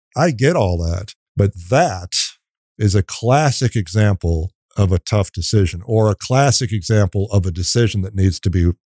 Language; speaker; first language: English; native; English